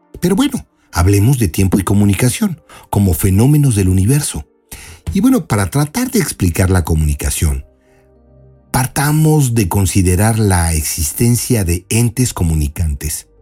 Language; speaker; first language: Spanish; native; Spanish